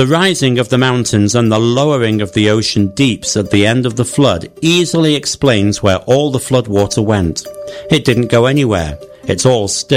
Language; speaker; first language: English; native; English